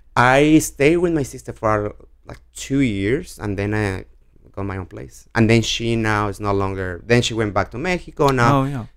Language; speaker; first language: English; non-native, learner; Spanish